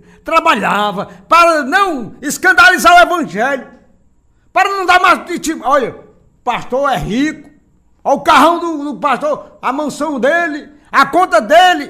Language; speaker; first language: Portuguese; native; Portuguese